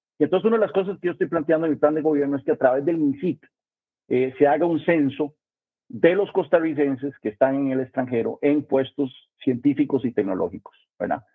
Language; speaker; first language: Spanish; native; Spanish